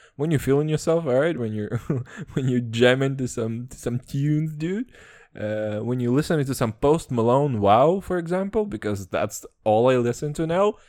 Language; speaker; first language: English; non-native, fluent; Serbian